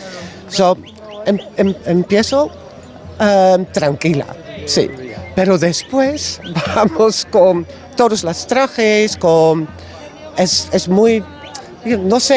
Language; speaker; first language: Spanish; non-native, learner; Dutch